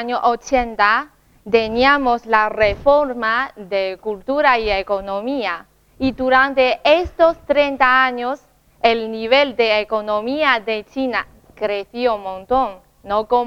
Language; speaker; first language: Spanish; non-native, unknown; Chinese